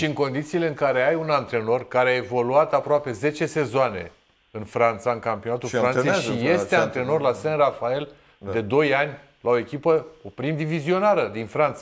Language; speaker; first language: Romanian; native; Romanian